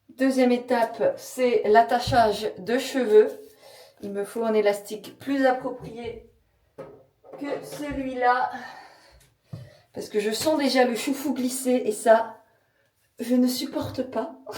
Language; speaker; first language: French; native; French